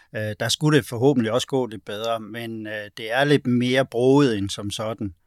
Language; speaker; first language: Danish; native; Danish